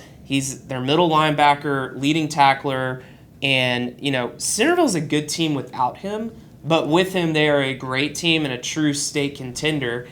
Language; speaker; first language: English; native; English